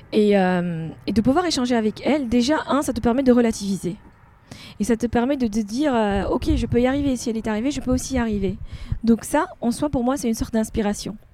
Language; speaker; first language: French; non-native, local second language; Arabic